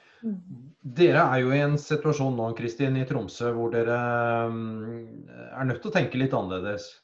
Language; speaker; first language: Norwegian; native; Norwegian